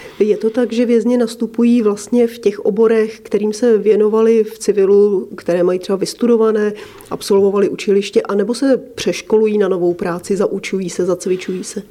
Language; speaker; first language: Czech; native; Czech